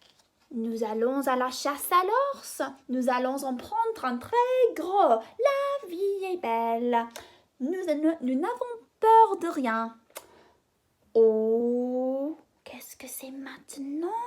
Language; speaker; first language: French; non-native, fluent; English